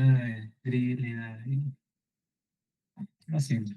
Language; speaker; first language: Portuguese; non-native, learner; Spanish